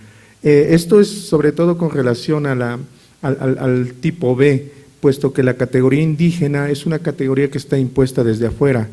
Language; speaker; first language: Spanish; native; Spanish